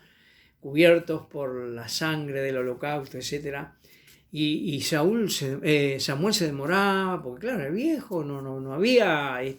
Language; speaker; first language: Spanish; native; Spanish